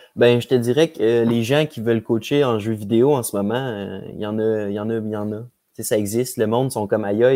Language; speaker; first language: French; native; French